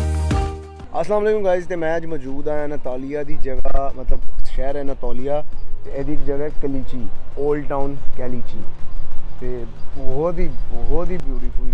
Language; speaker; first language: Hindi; non-native, local second language; Punjabi